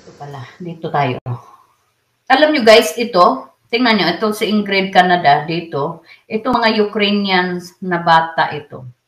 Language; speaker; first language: Filipino; non-native, local second language; Cebuano